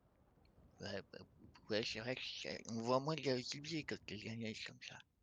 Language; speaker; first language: French; native; French